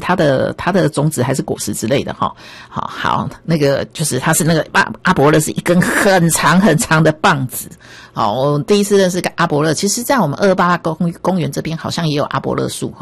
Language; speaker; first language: Chinese; native; Chinese